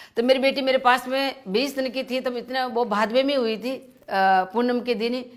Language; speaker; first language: Hindi; native; Hindi